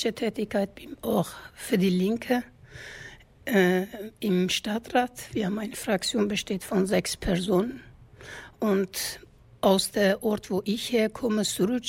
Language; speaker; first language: German; non-native, fluent; Kurdish